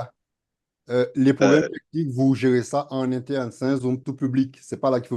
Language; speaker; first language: French; native; French